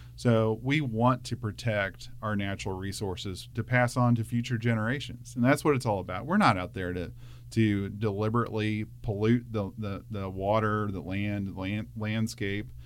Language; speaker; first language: English; native; English